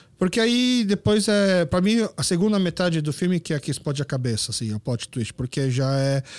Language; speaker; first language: Portuguese; early bilingual, other home language; Korean